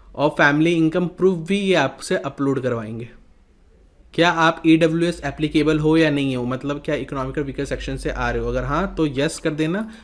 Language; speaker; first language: Hindi; native; Hindi